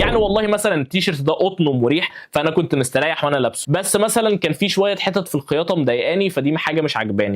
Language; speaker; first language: Arabic; native; Arabic